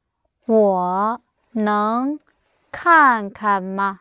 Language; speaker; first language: Chinese; non-native, learner; English